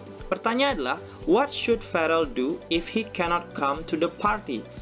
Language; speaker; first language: English; non-native, fluent; Indonesian